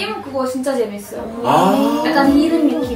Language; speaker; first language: Korean; non-native, fluent; Malayalam